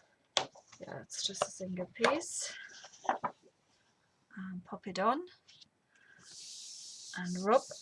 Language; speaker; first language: English; native; English